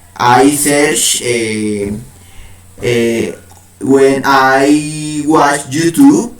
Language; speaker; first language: English; non-native, learner; Spanish